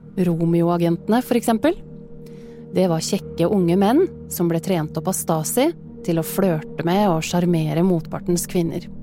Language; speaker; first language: Norwegian; native; Norwegian